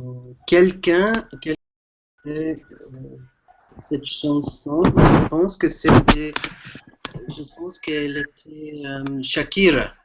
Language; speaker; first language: French; non-native, learner; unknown